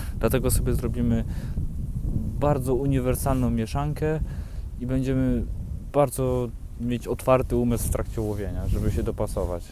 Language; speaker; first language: Polish; native; Polish